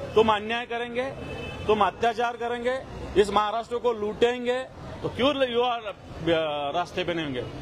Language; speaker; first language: Hindi; non-native, local second language; Marathi